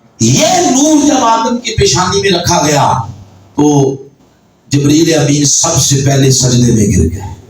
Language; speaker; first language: Urdu; non-native, local second language; Punjabi